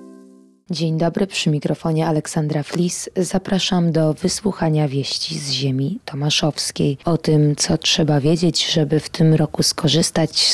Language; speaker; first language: Polish; native; Polish